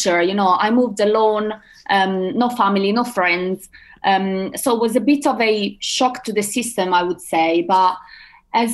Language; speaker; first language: English; non-native, fluent; Italian